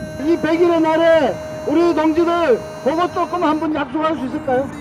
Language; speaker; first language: Korean; native; Korean